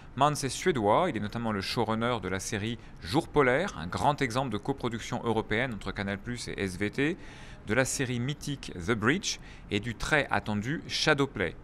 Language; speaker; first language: French; native; French